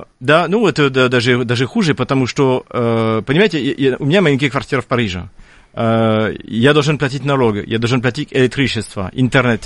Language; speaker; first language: Russian; non-native, fluent; French